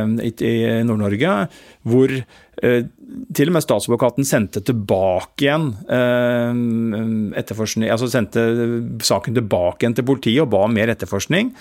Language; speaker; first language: Norwegian; native; Norwegian